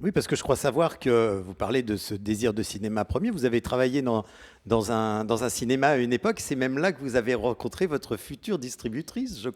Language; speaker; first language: French; native; French